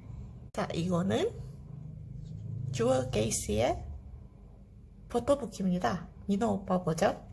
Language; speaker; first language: Korean; non-native, fluent; Indonesian